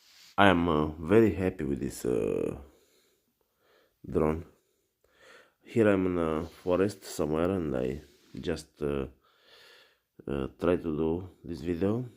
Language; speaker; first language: English; non-native, learner; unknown